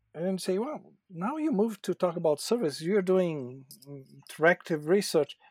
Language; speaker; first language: English; non-native, fluent; Portuguese